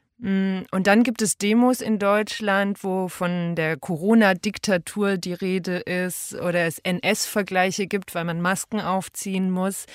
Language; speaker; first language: German; native; German